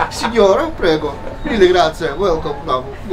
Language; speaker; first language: Russian; native; Russian